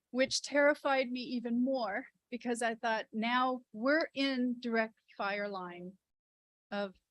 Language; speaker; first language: English; native; English